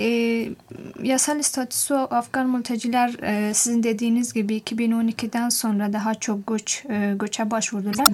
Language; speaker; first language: Turkish; non-native, fluent; Persian